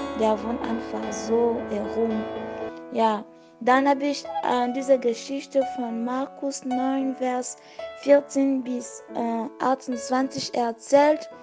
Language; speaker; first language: German; non-native, fluent; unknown